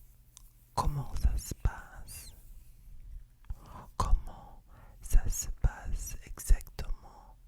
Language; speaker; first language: French; non-native, fluent; English